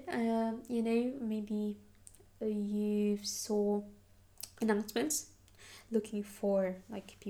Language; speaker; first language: English; non-native, fluent; Adyghe